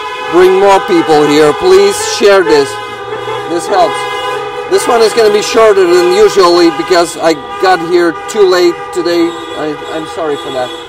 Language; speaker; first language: English; non-native, fluent; Ukrainian